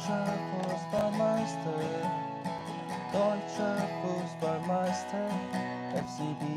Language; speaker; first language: German; non-native, learner; English